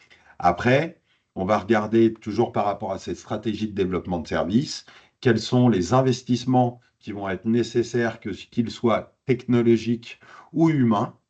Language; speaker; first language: French; native; French